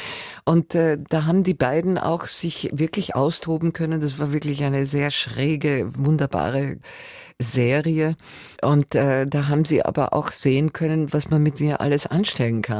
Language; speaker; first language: German; native; German